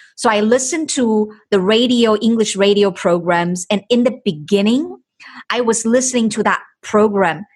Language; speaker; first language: English; non-native, fluent; Chinese